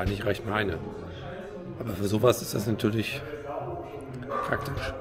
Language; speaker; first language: German; native; German